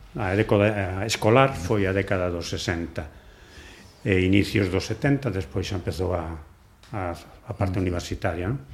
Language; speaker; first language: Galician; non-native, local second language; Spanish